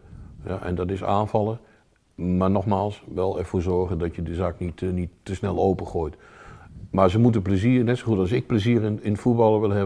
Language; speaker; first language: Dutch; native; Dutch